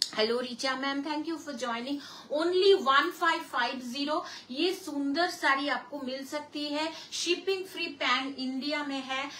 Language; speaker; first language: Hindi; non-native, local second language; Bangla